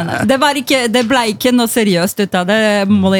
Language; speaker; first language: Norwegian; non-native, fluent; Polish